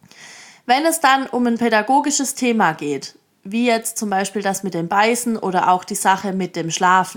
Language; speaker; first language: German; native; German